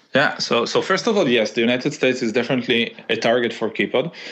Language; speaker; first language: English; non-native, fluent; Hebrew